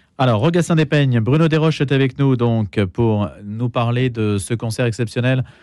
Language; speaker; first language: French; native; French